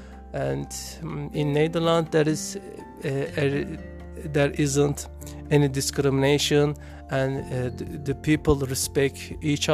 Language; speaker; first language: English; non-native, learner; Turkish